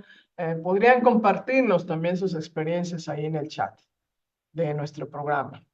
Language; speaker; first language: Spanish; native; Spanish